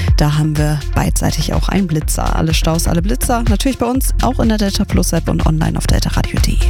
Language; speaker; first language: German; native; German